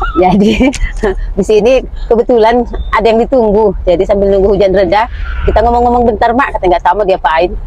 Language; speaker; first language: Indonesian; native; Indonesian